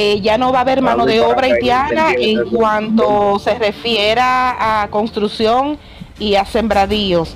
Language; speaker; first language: Spanish; native; Spanish